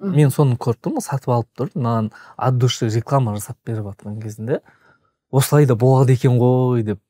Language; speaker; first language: Kazakh; native; Kazakh